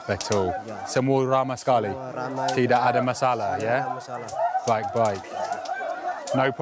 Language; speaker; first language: Indonesian; non-native, learner; English